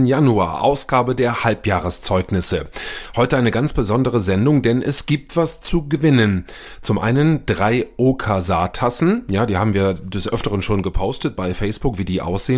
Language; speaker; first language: German; native; German